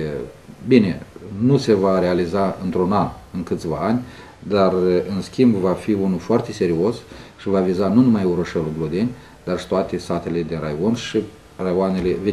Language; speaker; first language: Romanian; native; Romanian